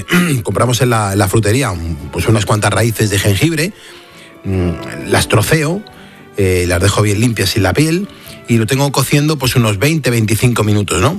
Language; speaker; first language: Spanish; native; Spanish